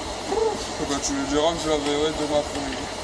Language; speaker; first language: French; native; French